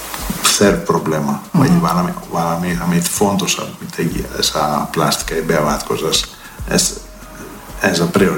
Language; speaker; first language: Hungarian; non-native, learner; Greek